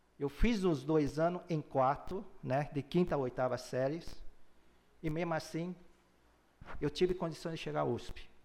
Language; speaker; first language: Portuguese; early bilingual, other home language; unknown